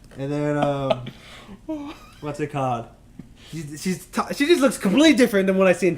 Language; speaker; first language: English; native; English